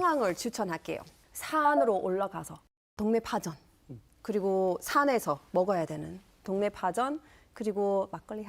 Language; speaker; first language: Korean; non-native, fluent; English